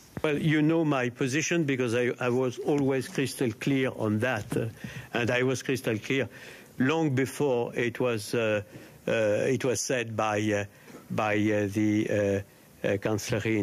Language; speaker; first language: English; non-native, fluent; French